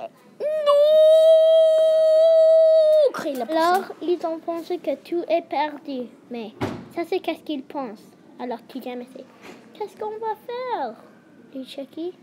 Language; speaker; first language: French; non-native, learner; English